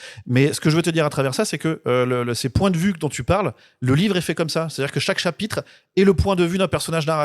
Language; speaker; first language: French; native; French